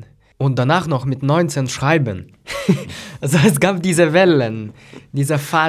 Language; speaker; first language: German; non-native, fluent; Lithuanian